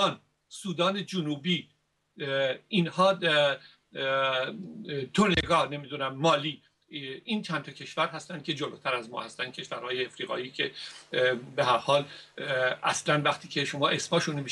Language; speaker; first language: Persian; native; Persian